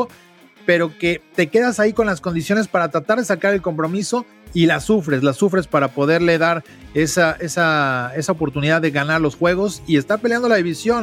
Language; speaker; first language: Spanish; native; Spanish